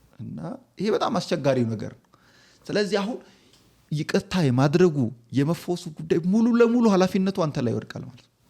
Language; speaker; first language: Amharic; native; Amharic